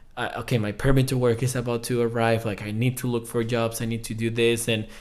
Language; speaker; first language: English; non-native, fluent; Spanish